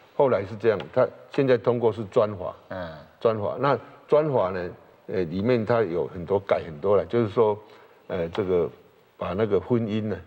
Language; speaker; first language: Chinese; native; Chinese